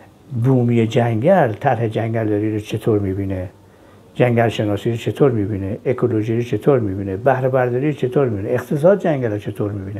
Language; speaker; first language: Persian; native; Persian